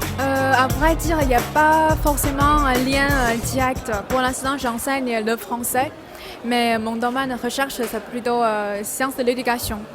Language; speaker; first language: French; non-native, fluent; Chinese